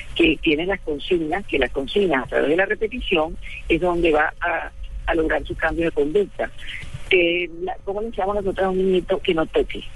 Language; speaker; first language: Spanish; native; Spanish